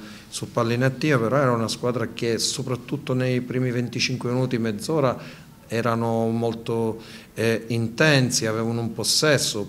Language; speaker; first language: Italian; native; Italian